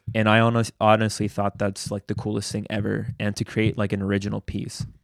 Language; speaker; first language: English; early bilingual, other home language; Spanish